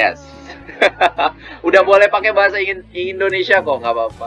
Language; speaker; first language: Indonesian; non-native, fluent; Korean